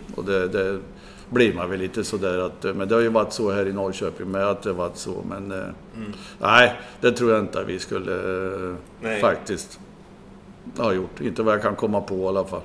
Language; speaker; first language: Swedish; native; Swedish